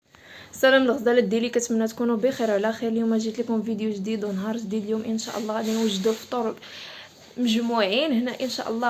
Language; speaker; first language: Arabic; native; Arabic